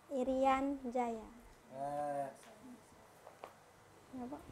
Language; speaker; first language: Indonesian; native; Indonesian